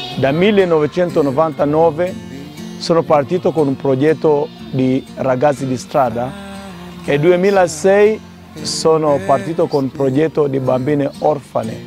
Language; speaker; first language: Italian; non-native, fluent; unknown